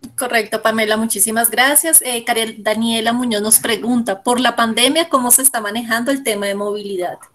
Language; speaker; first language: Spanish; native; Spanish